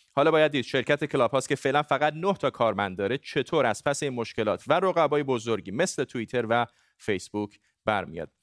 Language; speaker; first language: Persian; non-native, local second language; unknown